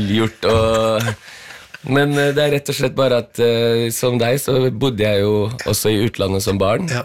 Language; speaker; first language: Norwegian; early bilingual, heritage; Norwegian